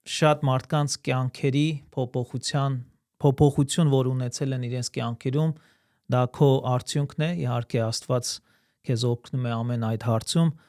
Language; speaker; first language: Armenian; early bilingual, heritage; Armenian